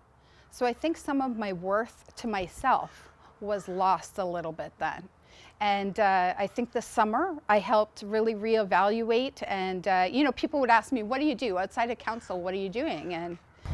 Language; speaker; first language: English; native; English